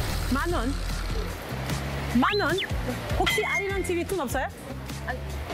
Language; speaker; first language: Korean; non-native, learner; English